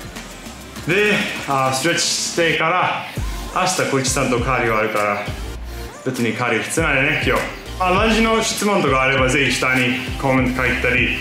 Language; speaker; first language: Japanese; non-native, fluent; English